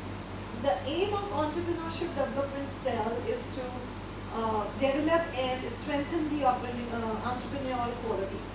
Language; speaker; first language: English; non-native, local second language; Hindi